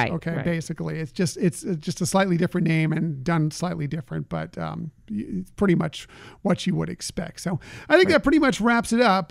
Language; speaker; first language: English; native; English